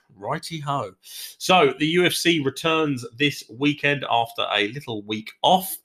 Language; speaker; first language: English; native; English